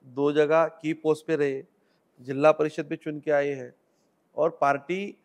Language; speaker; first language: Hindi; non-native, local second language; Marathi